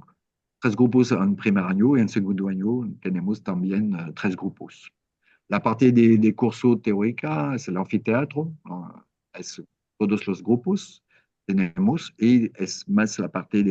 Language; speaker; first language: Spanish; non-native, learner; French